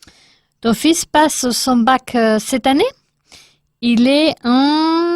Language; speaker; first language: French; non-native, learner; Spanish